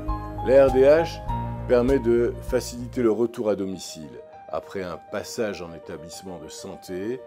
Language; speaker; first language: French; native; French